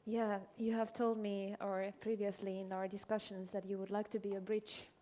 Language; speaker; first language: English; non-native, fluent; Finnish